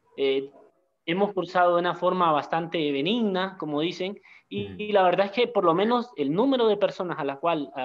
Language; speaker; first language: Spanish; native; Spanish